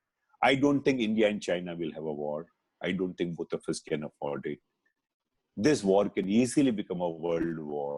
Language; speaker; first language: English; non-native, local second language; Hindi